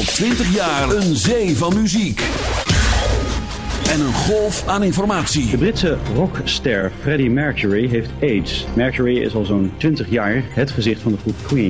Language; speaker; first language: Dutch; native; Dutch